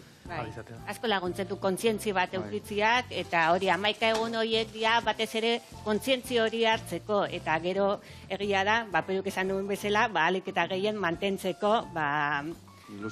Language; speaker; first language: Basque; native; Basque